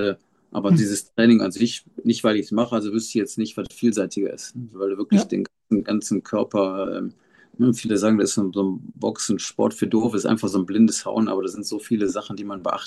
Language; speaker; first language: German; native; German